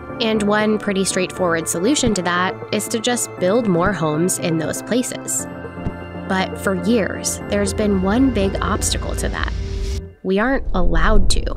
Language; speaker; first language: English; native; English